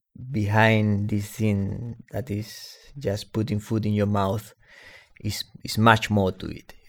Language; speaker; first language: English; non-native, fluent; Spanish